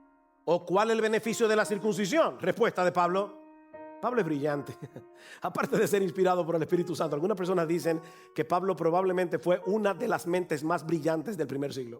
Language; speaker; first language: Spanish; native; Spanish